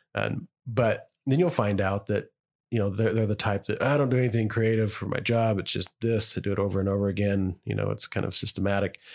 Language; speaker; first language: English; native; English